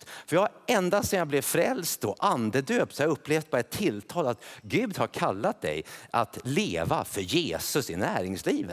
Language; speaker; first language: Swedish; native; Swedish